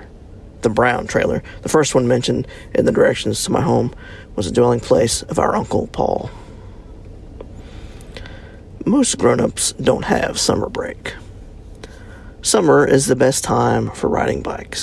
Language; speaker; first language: English; native; English